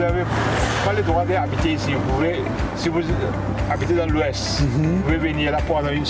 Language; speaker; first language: French; non-native, local second language; Morisyen